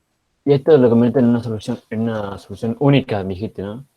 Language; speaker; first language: Spanish; native; Spanish